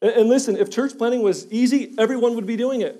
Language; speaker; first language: English; native; English